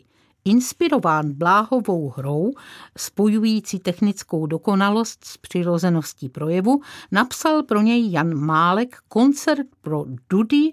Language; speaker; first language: Czech; native; Czech